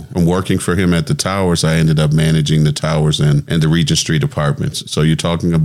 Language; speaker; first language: English; native; English